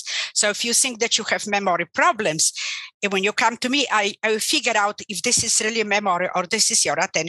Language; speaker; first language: English; non-native, fluent; Polish